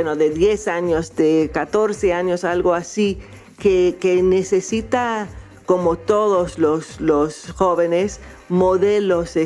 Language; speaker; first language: Spanish; non-native, fluent; English